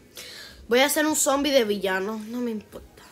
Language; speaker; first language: Spanish; early bilingual, heritage; Spanish